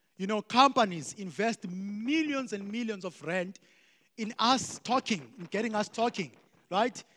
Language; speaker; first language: English; non-native, local second language; Xhosa